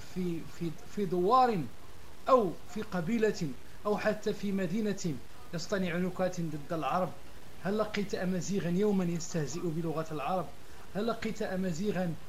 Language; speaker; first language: Arabic; non-native, local second language; Berber languages